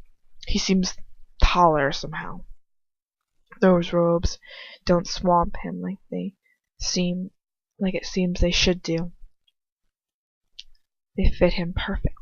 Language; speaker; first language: English; native; English